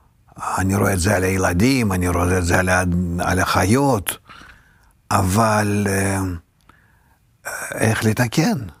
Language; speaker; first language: Hebrew; non-native, fluent; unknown